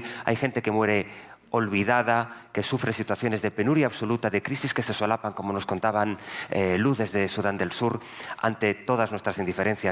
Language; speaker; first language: Spanish; native; Spanish